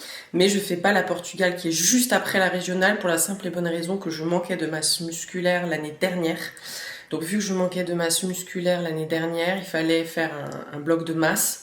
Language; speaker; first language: French; native; French